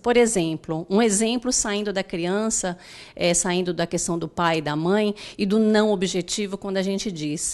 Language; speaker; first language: Portuguese; native; Portuguese